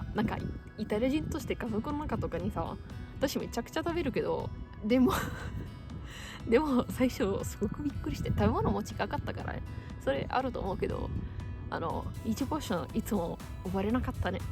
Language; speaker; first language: Japanese; non-native, fluent; Italian